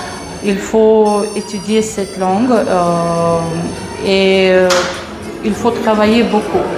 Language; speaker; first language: French; non-native, fluent; Russian